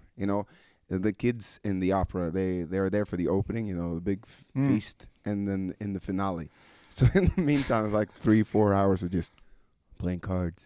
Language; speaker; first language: English; non-native, fluent; Norwegian